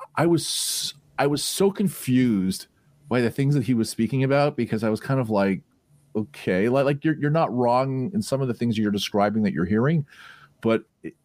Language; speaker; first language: English; native; English